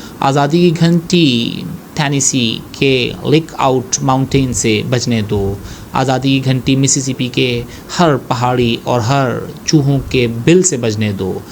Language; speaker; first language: Urdu; native; Urdu